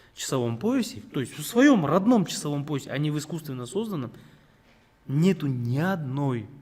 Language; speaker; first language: Russian; non-native, local second language; Kazakh